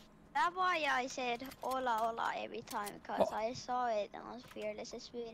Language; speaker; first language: English; non-native, fluent; Finnish